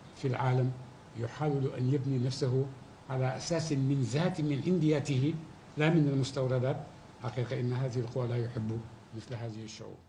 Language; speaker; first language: Arabic; non-native, fluent; Wolof